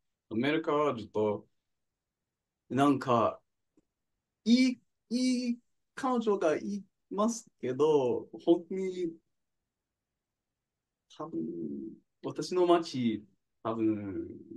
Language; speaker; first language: Japanese; non-native, learner; English